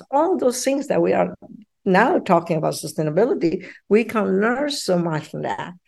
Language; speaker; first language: English; non-native, fluent; Spanish